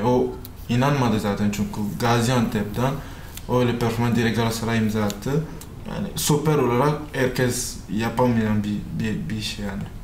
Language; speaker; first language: Turkish; non-native, fluent; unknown